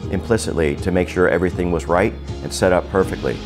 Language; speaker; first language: English; native; English